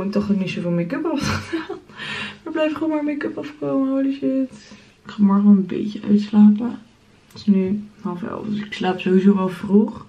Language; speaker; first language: Dutch; native; Dutch